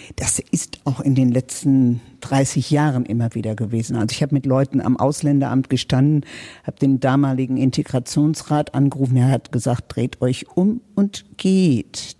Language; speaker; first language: German; native; German